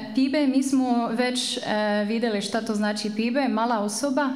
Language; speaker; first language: Serbian; non-native, fluent; French